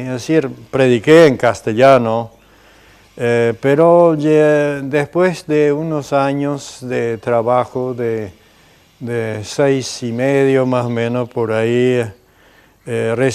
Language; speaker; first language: Spanish; non-native, local second language; Plautdietsch